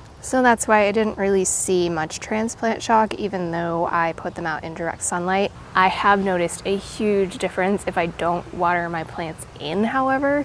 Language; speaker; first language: English; native; English